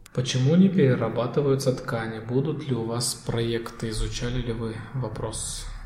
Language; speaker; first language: Russian; native; Russian